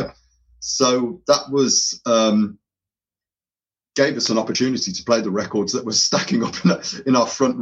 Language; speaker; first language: English; native; English